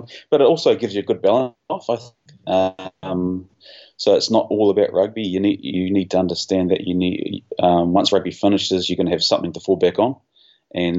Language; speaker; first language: English; native; English